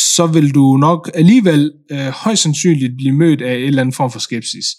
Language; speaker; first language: Danish; native; Danish